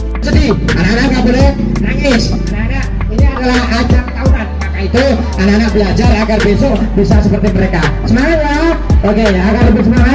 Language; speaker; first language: Indonesian; non-native, local second language; Javanese